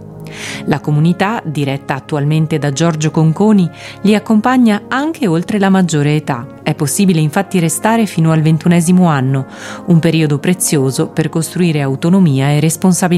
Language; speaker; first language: Italian; native; Italian